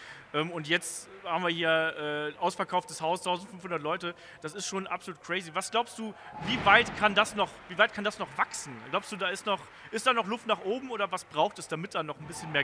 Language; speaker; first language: German; native; German